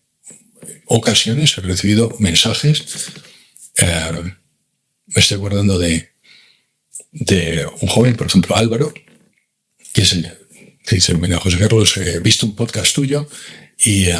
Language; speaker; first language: Spanish; native; Spanish